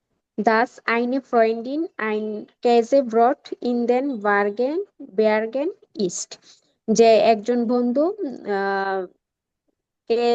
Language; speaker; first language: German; non-native, learner; Bangla